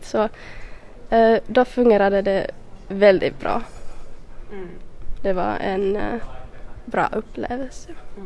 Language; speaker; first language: Swedish; non-native, local second language; Finnish